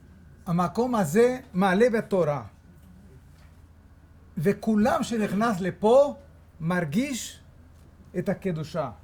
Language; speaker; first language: Hebrew; non-native, fluent; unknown